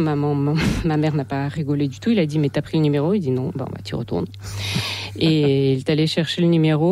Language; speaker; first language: French; non-native, fluent; Russian